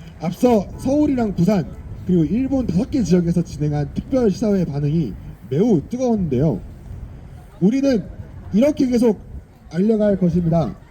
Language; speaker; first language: Korean; native; Korean